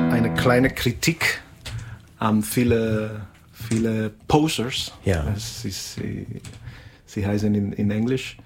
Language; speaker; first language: German; non-native, fluent; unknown